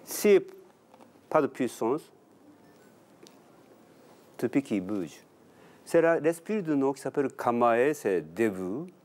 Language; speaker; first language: French; non-native, learner; Japanese